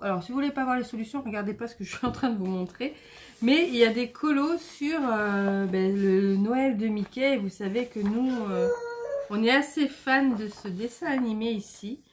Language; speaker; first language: French; native; French